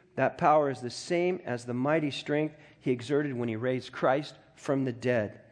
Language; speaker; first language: English; native; English